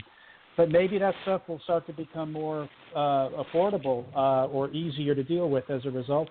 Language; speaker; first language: English; native; English